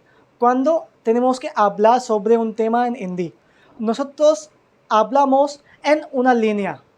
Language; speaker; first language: Spanish; non-native, learner; Hindi